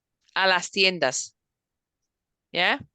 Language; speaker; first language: Spanish; non-native, fluent; English